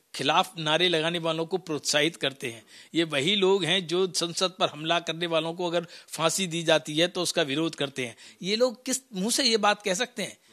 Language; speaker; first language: Hindi; native; Hindi